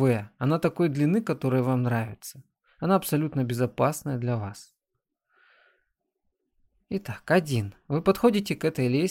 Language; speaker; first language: Russian; native; Russian